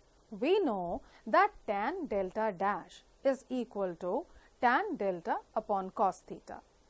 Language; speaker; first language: English; non-native, local second language; Punjabi